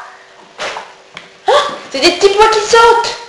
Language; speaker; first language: French; native; French